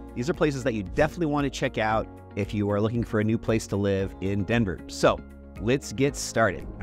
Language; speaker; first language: English; native; English